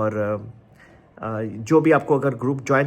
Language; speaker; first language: Hindi; native; Hindi